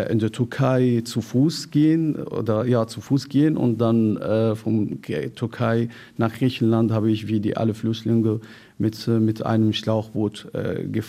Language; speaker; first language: German; non-native, learner; Arabic